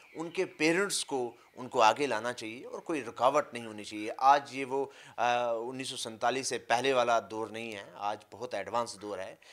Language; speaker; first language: Urdu; non-native, local second language; Punjabi